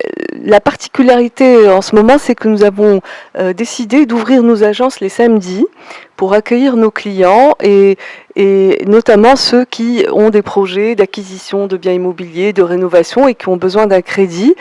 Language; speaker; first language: French; non-native, local second language; Arabic